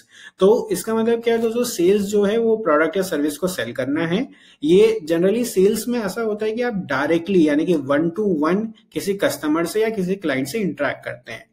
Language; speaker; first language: Hindi; native; Hindi